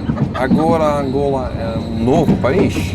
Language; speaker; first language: Portuguese; non-native, learner; Dutch